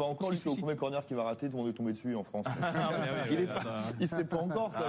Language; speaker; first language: French; native; French